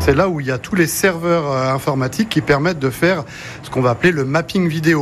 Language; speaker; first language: French; native; French